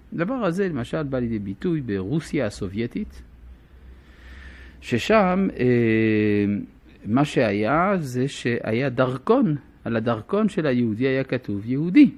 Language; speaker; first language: Hebrew; non-native, fluent; French